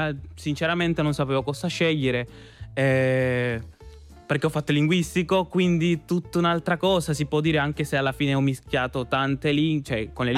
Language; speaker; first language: Italian; non-native, fluent; Spanish